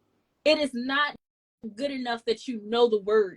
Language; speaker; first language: English; native; English